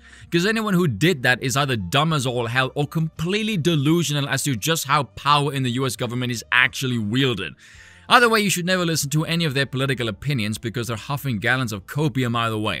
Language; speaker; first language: English; native; English